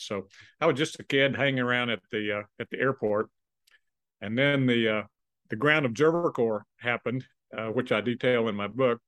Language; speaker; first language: English; native; English